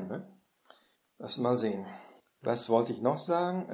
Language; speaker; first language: German; non-native, fluent; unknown